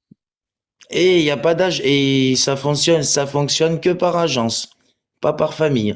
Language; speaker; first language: French; native; French